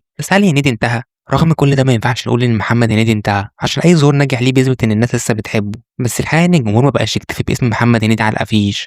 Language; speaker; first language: Arabic; native; Arabic